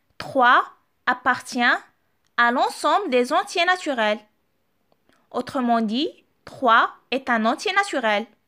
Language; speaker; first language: French; non-native, local second language; Arabic